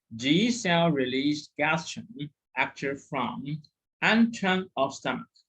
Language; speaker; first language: English; non-native, fluent; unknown